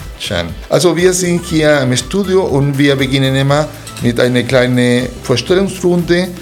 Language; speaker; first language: German; non-native, fluent; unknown